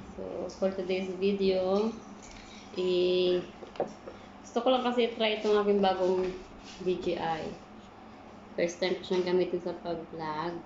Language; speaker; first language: Filipino; non-native, local second language; Hiligaynon